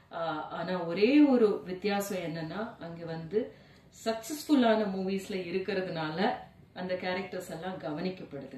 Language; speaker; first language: Tamil; native; Tamil